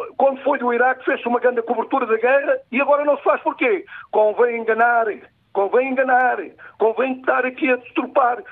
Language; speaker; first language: Portuguese; native; Portuguese